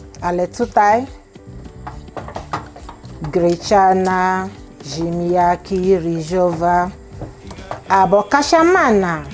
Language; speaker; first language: Polish; non-native, learner; Igbo